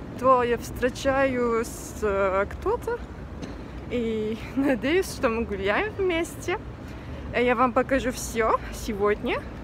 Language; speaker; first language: Russian; non-native, learner; Turkish